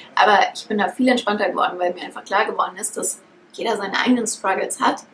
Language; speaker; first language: German; native; German